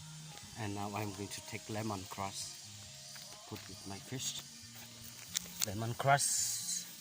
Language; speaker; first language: English; non-native, learner; Lao